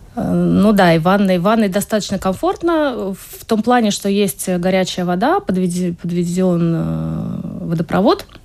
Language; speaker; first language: Russian; native; Russian